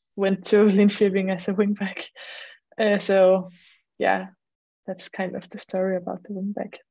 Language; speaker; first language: English; non-native, fluent; Danish